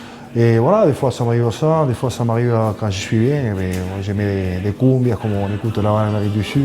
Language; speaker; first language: French; non-native, fluent; Spanish